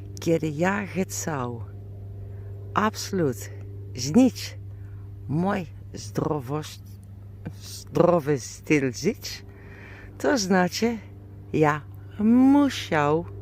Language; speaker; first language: Polish; non-native, learner; German